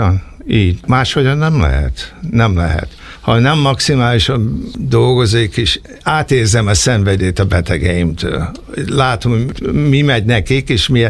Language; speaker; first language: Hungarian; early bilingual, heritage; Hungarian